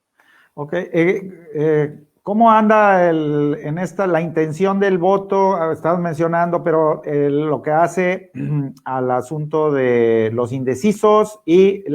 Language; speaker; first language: Spanish; native; Spanish